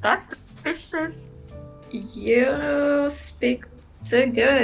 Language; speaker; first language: English; non-native, fluent; Russian